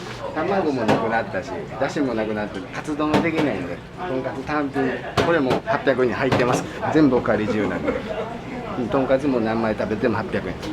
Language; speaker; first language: Japanese; native; Japanese